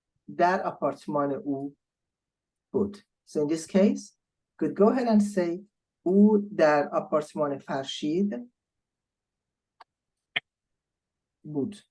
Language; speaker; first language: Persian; non-native, fluent; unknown